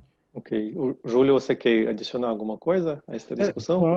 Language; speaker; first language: Portuguese; non-native, fluent; Russian